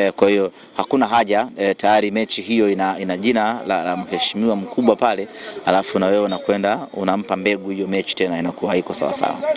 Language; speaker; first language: Swahili; native; Swahili